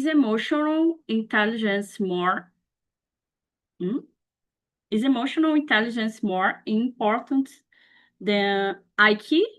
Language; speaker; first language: English; non-native, learner; Portuguese